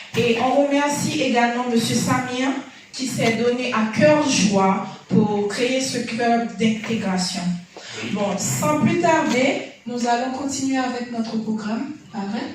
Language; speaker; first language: French; non-native, local second language; Haitian Creole